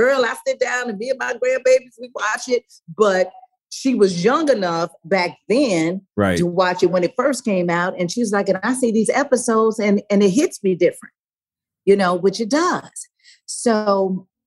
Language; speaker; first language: English; native; English